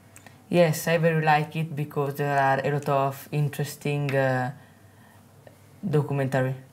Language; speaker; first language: English; non-native, learner; Italian